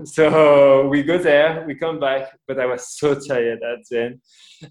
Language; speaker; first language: English; non-native, learner; French